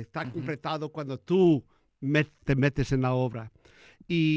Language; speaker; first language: Spanish; early bilingual, heritage; Spanish